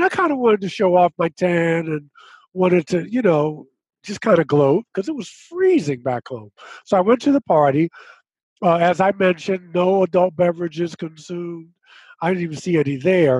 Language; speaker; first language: English; native; English